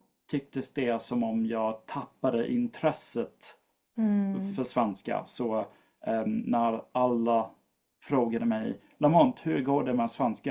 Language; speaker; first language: Swedish; non-native, fluent; English